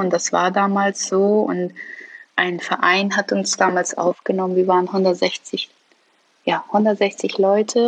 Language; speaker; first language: German; early bilingual, other home language; Persian